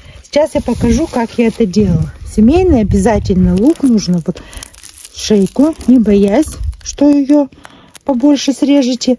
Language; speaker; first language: Russian; native; Russian